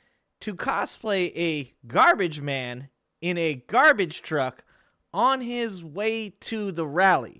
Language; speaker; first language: English; native; English